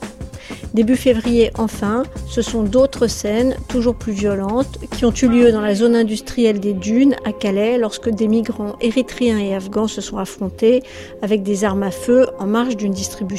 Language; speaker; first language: French; native; French